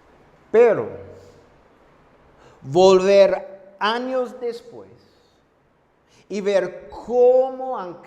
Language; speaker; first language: Spanish; non-native, fluent; English